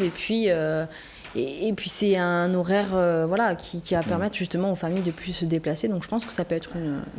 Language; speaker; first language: French; native; French